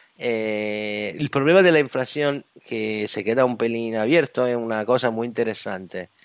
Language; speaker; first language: Spanish; non-native, fluent; Italian